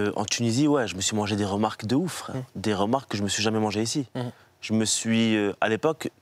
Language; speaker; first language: French; native; French